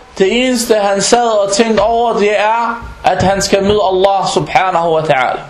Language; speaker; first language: Danish; non-native, fluent; Arabic